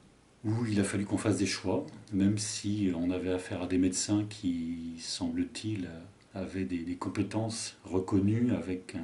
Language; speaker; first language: French; native; French